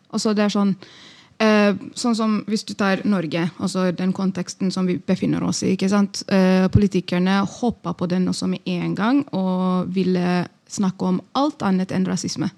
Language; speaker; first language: Norwegian; non-native, fluent; Amharic